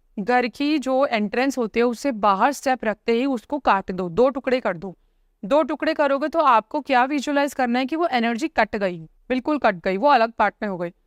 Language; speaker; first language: Hindi; native; Hindi